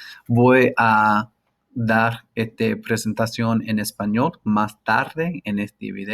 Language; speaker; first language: Spanish; non-native, learner; English